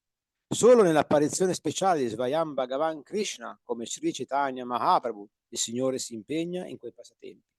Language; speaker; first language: Italian; native; Italian